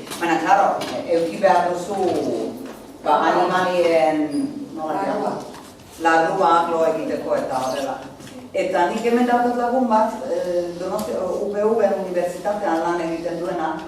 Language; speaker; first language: Basque; non-native, fluent; Finnish